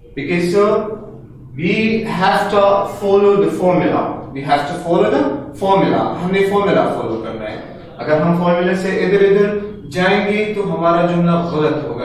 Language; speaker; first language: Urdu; non-native, local second language; Pashto